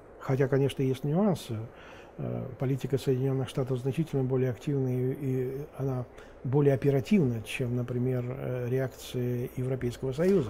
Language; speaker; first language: Russian; non-native, local second language; Romanian